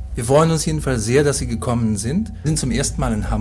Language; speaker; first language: German; native; German